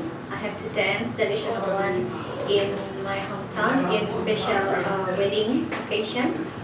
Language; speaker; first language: English; non-native, learner; Indonesian